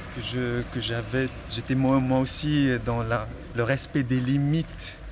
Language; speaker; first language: French; non-native, local second language; Arabic